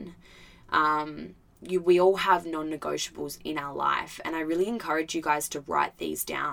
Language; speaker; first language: English; native; English